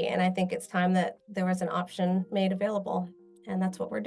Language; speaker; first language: English; native; English